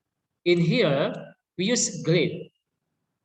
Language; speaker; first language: English; non-native, learner; Indonesian